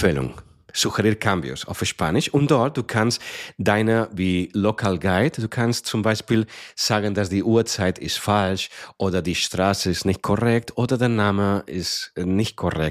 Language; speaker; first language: German; non-native, fluent; Spanish